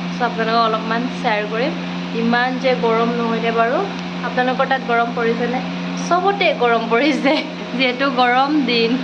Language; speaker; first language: Assamese; non-native, local second language; Mising